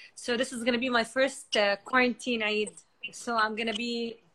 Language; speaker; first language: English; non-native, fluent; Arabic